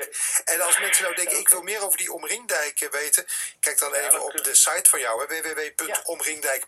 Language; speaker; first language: Dutch; native; Dutch